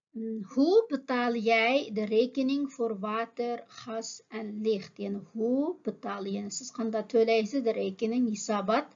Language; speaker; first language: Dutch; non-native, fluent; Uyghur